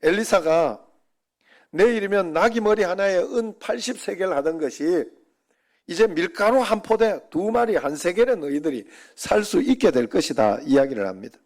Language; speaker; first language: Korean; native; Korean